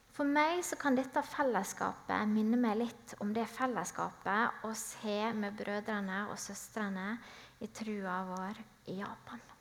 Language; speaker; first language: Norwegian; native; Norwegian